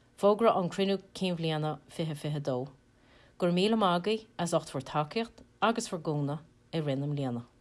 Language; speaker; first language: Irish; native; Irish